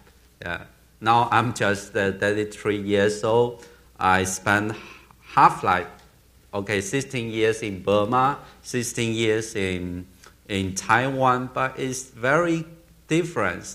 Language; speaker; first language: English; non-native, learner; Chinese